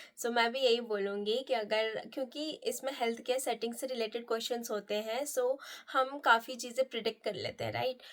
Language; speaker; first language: Hindi; non-native, local second language; Nepali